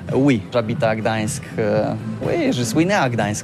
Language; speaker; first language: French; non-native, learner; Polish